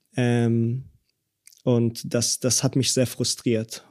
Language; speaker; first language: German; early bilingual, other home language; Hebrew